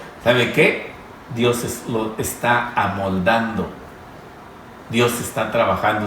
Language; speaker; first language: Spanish; native; Spanish